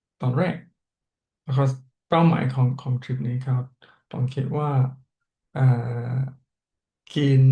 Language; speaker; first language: Thai; non-native, learner; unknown